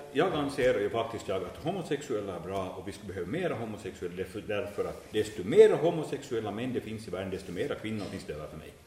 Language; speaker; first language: Swedish; native; Swedish